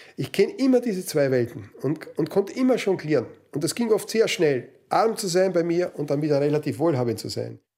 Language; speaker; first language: German; native; German